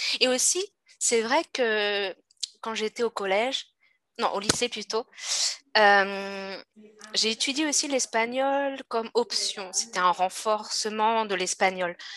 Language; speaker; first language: French; native; French